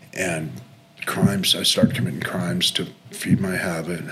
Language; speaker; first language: English; native; English